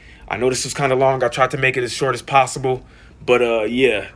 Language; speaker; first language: English; native; English